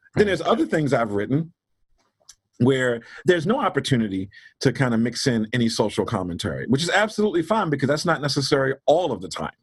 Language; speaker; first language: English; native; English